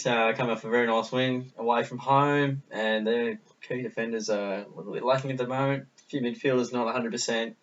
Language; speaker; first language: English; native; English